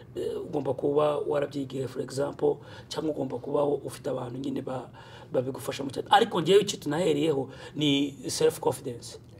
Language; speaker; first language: Kinyarwanda; early bilingual, heritage; Kinyarwanda